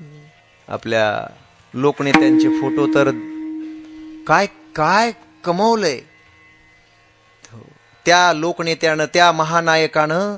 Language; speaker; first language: Marathi; native; Marathi